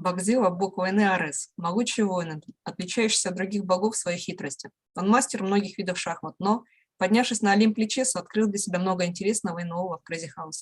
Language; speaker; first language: Russian; native; Russian